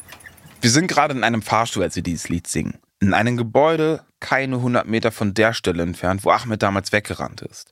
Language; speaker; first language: German; native; German